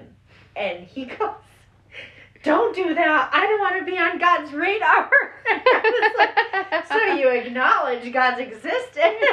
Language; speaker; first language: English; native; English